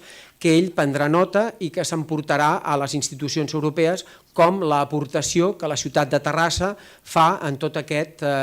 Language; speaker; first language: Catalan; native; Catalan